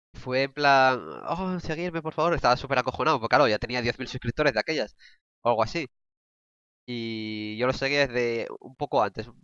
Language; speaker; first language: Spanish; native; Spanish